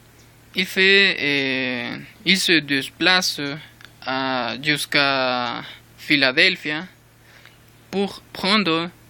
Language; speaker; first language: French; non-native, learner; Spanish